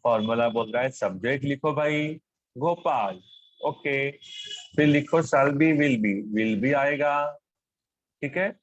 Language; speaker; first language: Hindi; non-native, local second language; Marathi